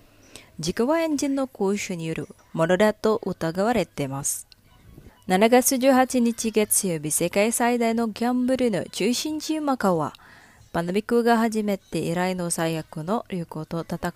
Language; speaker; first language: Japanese; non-native, fluent; Indonesian